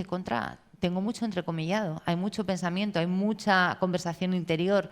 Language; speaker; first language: Spanish; native; Spanish